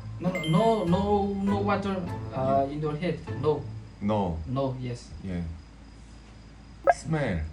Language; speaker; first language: English; non-native, learner; Malagasy